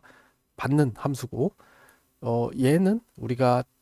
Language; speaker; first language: Korean; native; Korean